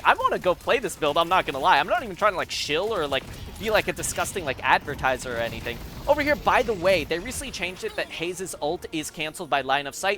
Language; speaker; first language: English; native; English